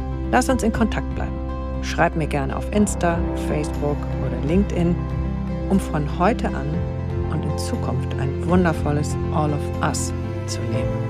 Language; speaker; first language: German; native; German